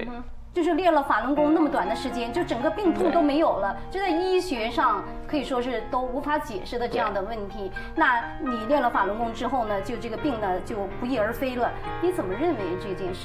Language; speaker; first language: Chinese; native; Chinese